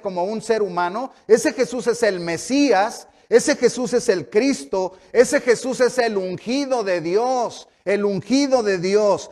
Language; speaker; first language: Spanish; native; Spanish